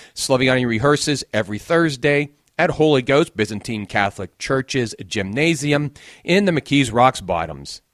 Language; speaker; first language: English; native; English